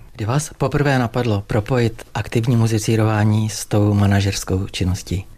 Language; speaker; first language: Czech; native; Czech